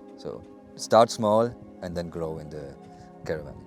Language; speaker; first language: English; non-native, fluent; German